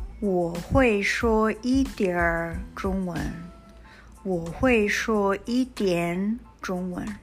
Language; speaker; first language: Chinese; non-native, fluent; English